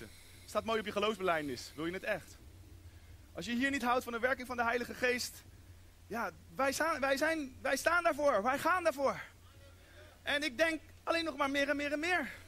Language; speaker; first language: Dutch; native; Dutch